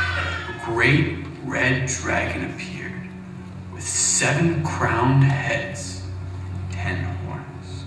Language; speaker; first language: English; native; English